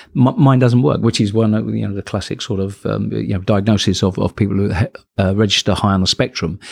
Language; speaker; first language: English; native; English